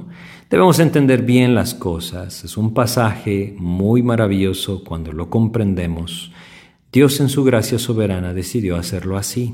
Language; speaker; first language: Spanish; native; Spanish